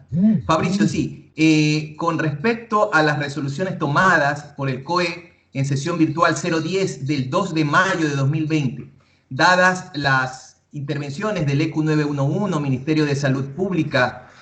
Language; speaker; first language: Spanish; native; Spanish